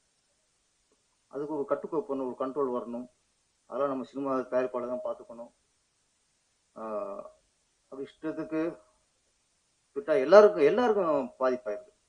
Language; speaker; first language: Tamil; native; Tamil